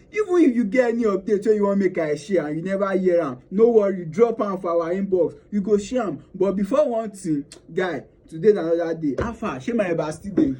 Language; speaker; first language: Nigerian Pidgin; native; Nigerian Pidgin